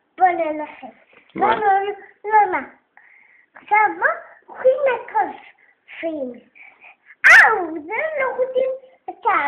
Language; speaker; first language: Hebrew; early bilingual, other home language; Russian